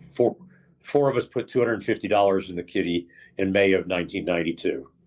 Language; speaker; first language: English; native; English